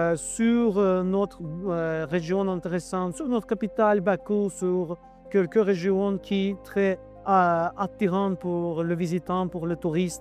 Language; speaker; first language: French; non-native, learner; Azerbaijani